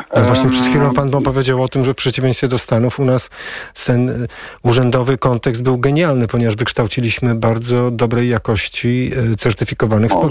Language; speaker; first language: Polish; native; Polish